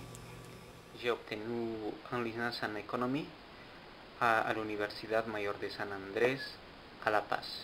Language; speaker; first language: French; non-native, fluent; Spanish